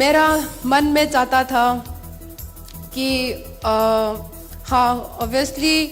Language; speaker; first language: Hindi; non-native, local second language; Manipuri